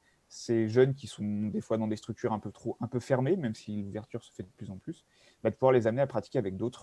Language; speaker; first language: French; native; French